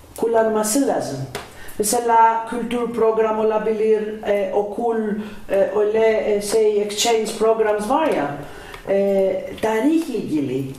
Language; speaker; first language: Turkish; non-native, learner; Greek